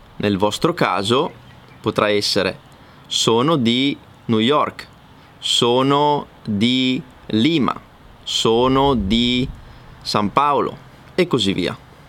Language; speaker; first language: Italian; native; Italian